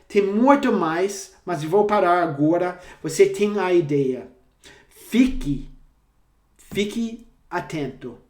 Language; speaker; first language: Portuguese; non-native, fluent; English